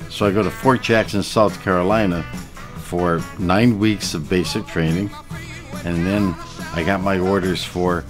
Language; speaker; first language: English; native; English